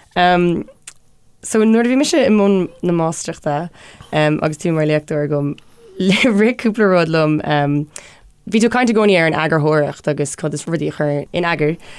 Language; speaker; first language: Irish; non-native, local second language; English